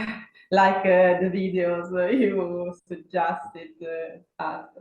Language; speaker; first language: English; non-native, learner; Italian